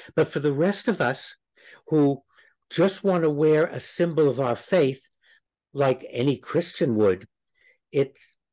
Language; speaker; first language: English; native; English